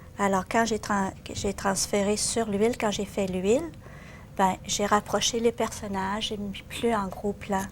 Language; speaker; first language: French; native; French